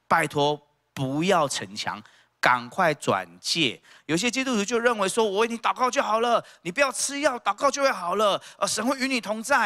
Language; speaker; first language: Chinese; native; Chinese